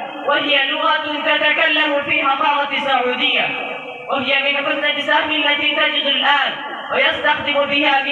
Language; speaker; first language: Arabic; non-native, learner; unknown